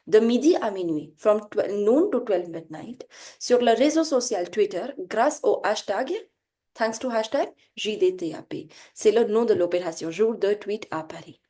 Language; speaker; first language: French; non-native, fluent; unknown